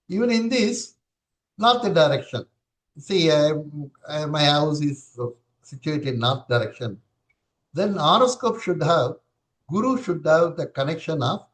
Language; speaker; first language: English; non-native, local second language; Tamil